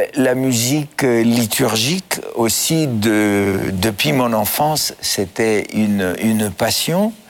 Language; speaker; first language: French; non-native, fluent; Greek